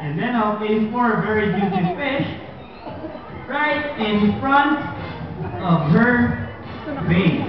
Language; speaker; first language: English; non-native, local second language; Filipino